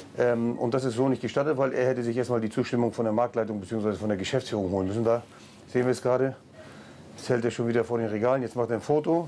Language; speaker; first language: German; native; German